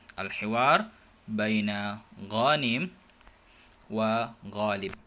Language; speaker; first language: Arabic; non-native, fluent; Indonesian